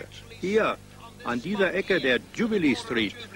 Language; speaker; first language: German; native; German